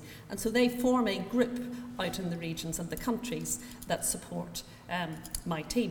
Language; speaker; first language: English; native; English